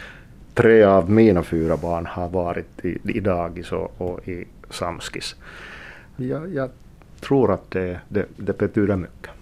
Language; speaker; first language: Swedish; non-native, local second language; Finnish